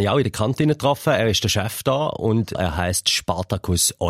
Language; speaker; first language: German; native; German